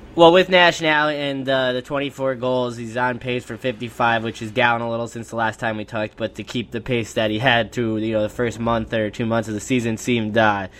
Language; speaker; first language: English; native; English